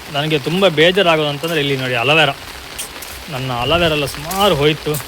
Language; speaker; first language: Kannada; native; Kannada